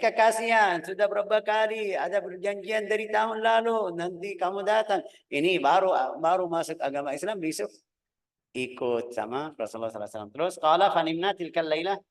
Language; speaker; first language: Indonesian; non-native, fluent; Arabic